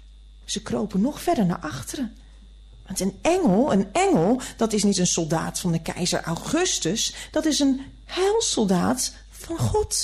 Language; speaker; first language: Dutch; native; Dutch